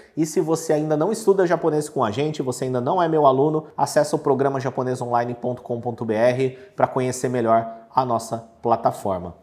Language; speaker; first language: Portuguese; native; Portuguese